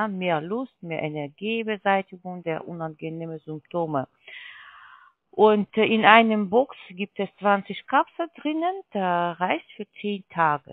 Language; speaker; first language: German; non-native, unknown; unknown